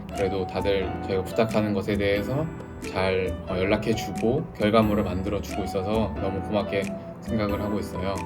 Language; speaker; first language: Korean; native; Korean